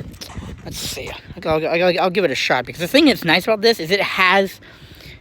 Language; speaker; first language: English; native; English